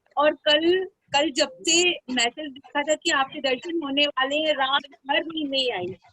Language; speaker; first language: Hindi; native; Hindi